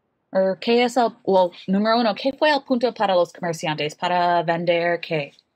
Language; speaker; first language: Spanish; non-native, learner; English